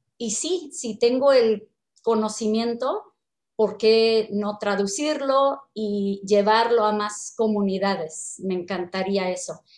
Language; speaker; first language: Spanish; non-native, fluent; English